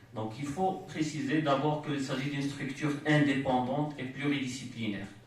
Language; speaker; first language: French; non-native, local second language; Arabic